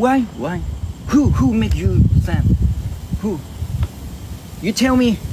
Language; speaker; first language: English; non-native, learner; Thai